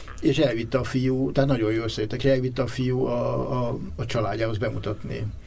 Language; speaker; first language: Hungarian; native; Hungarian